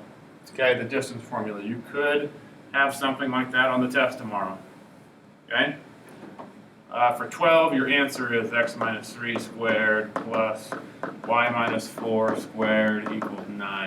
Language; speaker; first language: English; native; English